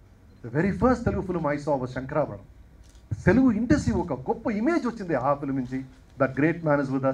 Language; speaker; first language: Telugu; non-native, local second language; Kannada